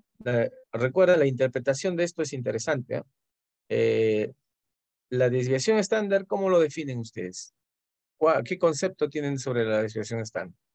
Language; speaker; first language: Spanish; native; Spanish